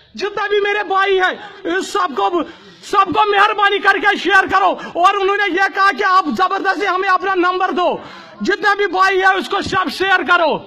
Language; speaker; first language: Hindi; non-native, local second language; Kashmiri